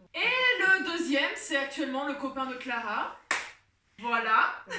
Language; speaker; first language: French; native; French